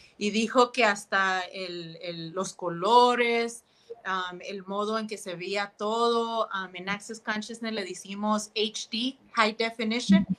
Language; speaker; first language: Spanish; early bilingual, heritage; Spanish